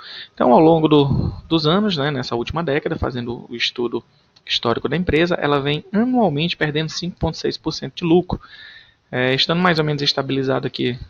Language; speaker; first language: Portuguese; native; Portuguese